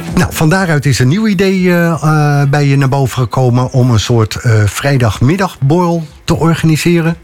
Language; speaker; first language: Dutch; native; Dutch